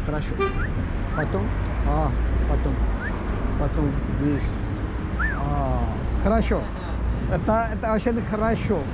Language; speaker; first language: Russian; non-native, learner; Urdu